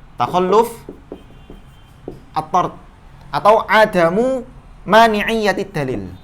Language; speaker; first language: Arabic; non-native, fluent; Indonesian